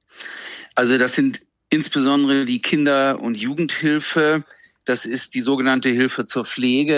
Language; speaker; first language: German; native; German